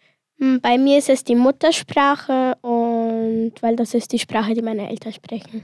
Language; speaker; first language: German; early bilingual, other home language; Spanish